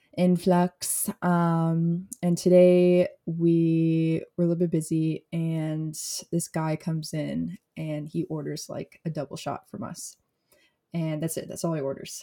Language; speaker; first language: English; native; English